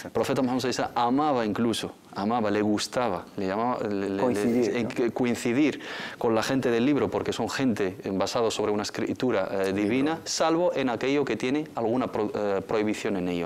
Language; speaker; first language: Spanish; native; Spanish